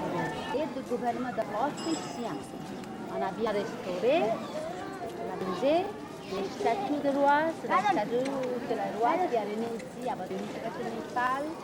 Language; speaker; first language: French; non-native, fluent; Nepali